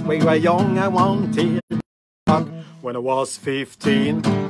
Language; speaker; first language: English; non-native, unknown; French